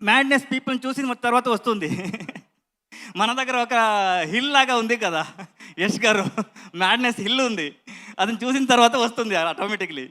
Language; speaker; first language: Telugu; non-native, learner; Kannada